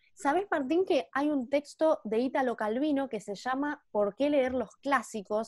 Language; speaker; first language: Spanish; native; Spanish